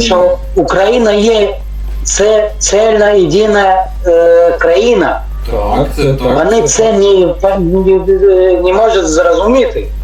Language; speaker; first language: Ukrainian; non-native, learner; Tajik